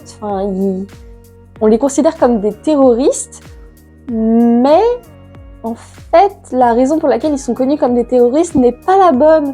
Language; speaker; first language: French; native; French